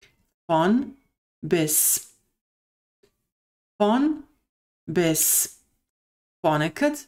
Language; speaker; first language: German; non-native, fluent; Bosnian